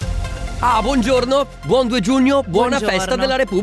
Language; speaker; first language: Italian; native; Italian